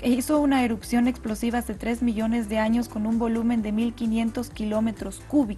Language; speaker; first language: Spanish; native; Spanish